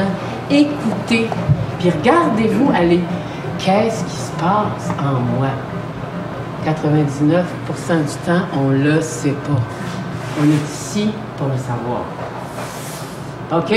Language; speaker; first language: French; native; French